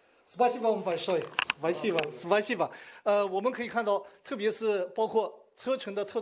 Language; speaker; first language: Russian; non-native, learner; Chinese